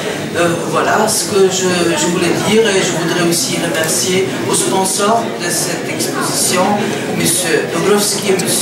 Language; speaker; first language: French; non-native, fluent; Czech